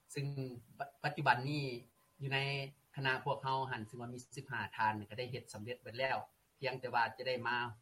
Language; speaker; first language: Lao; native; Lao